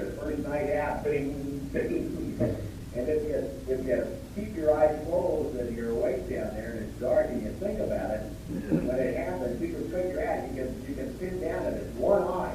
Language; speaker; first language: English; native; English